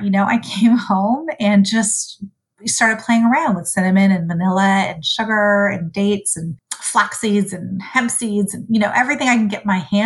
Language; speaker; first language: English; early bilingual, other home language; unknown